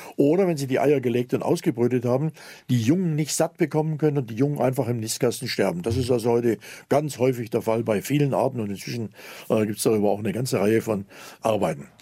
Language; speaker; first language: German; native; German